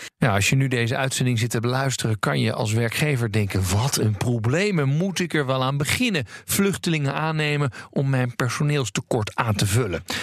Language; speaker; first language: Dutch; native; Dutch